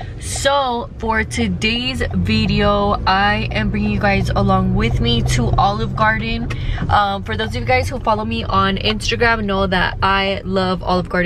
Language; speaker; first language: English; early bilingual, other home language; Spanish